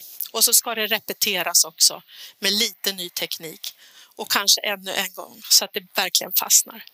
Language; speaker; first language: Swedish; native; Swedish